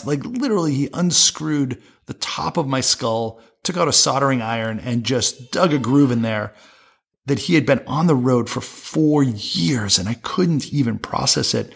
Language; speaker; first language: English; native; English